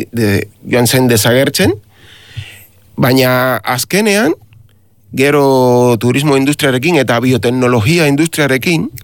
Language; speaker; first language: Basque; non-native, learner; Spanish